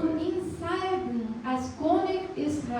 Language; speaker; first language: German; non-native, fluent; Portuguese